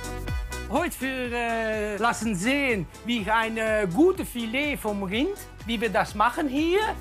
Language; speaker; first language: German; non-native, learner; Dutch